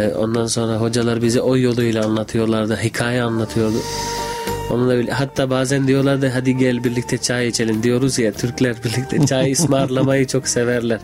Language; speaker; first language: Turkish; non-native, fluent; Urdu